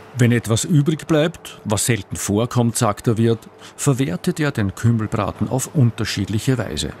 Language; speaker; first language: German; native; German